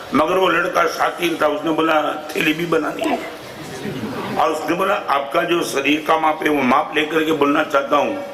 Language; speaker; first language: Hindi; non-native, local second language; Gujarati